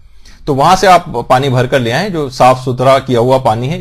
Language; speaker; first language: Urdu; native; Urdu